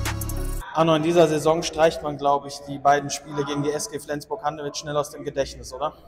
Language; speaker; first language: German; native; German